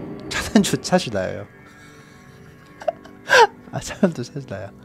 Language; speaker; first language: Korean; native; Korean